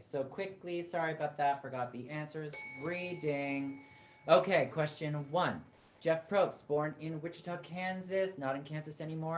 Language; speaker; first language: English; native; English